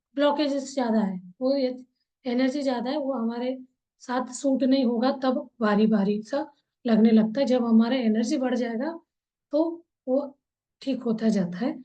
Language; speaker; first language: Hindi; non-native, local second language; Kannada